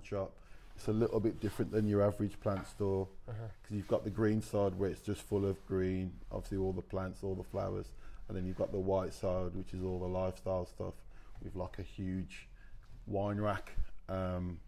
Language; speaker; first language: English; native; English